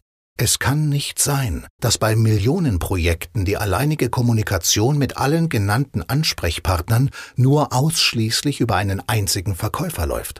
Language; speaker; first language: German; native; German